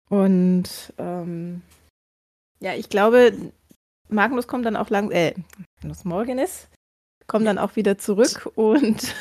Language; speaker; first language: German; native; German